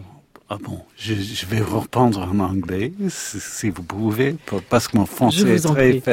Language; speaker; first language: French; non-native, learner; English